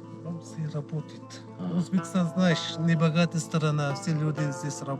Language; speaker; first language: Russian; non-native, learner; Uzbek